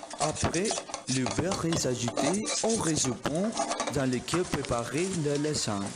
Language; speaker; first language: French; non-native, learner; Spanish